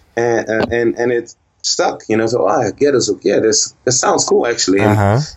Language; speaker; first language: English; early bilingual, heritage; Dutch